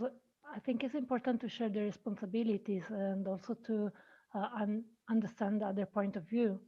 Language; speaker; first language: English; non-native, learner; Italian